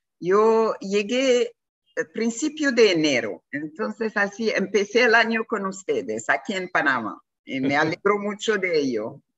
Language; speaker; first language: Spanish; non-native, fluent; Arabic